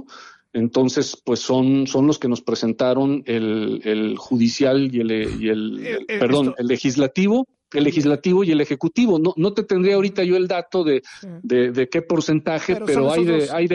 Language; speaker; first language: Spanish; native; Spanish